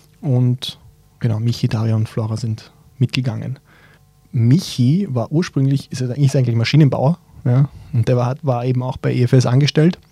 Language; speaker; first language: German; early bilingual, other home language; Bosnian